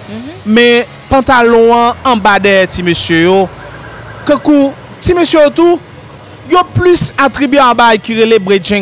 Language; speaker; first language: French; non-native, local second language; Haitian Creole